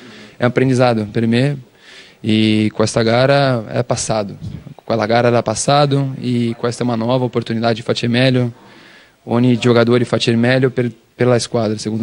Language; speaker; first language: Italian; non-native, learner; Portuguese